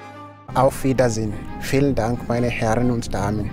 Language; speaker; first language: German; non-native, learner; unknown